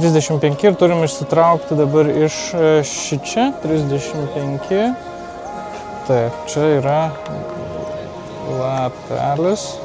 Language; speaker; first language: Lithuanian; native; Lithuanian